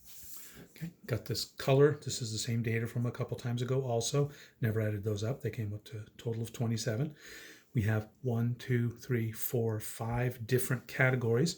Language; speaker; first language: English; native; English